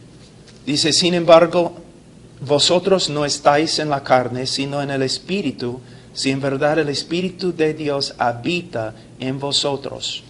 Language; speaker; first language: Spanish; non-native, fluent; English